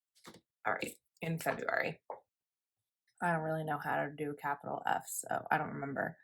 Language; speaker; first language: English; native; English